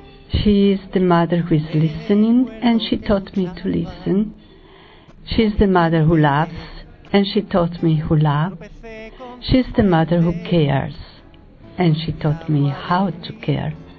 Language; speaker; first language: English; non-native, fluent; Italian